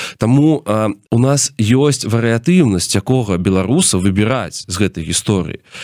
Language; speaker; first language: Belarusian; non-native, local second language; Russian